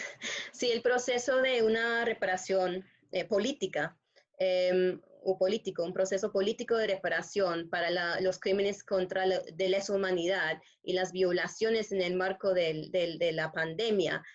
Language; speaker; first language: Spanish; non-native, fluent; English